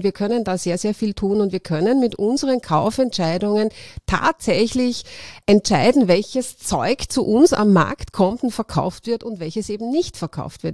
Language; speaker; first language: German; native; German